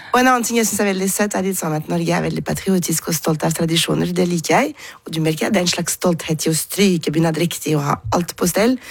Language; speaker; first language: Norwegian; non-native, fluent; French